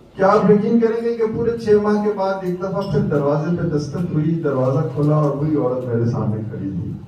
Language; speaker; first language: Urdu; non-native, local second language; Punjabi